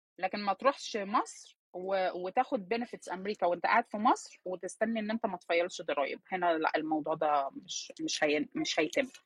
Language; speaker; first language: Arabic; early bilingual, heritage; Arabic